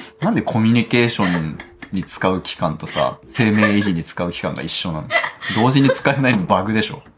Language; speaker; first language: Japanese; native; Japanese